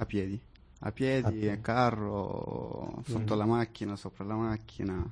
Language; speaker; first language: Italian; non-native, fluent; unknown